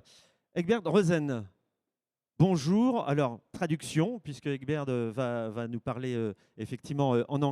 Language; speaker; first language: French; native; French